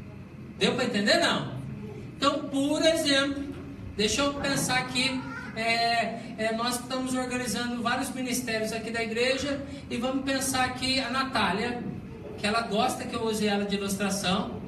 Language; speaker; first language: Portuguese; native; Portuguese